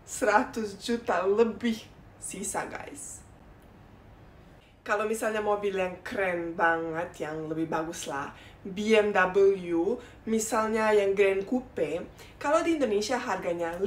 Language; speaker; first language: Indonesian; non-native, fluent; Bosnian